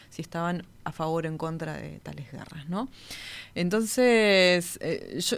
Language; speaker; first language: Spanish; native; Spanish